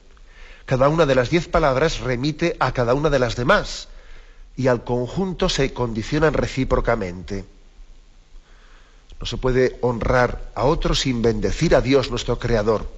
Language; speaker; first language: Spanish; native; Spanish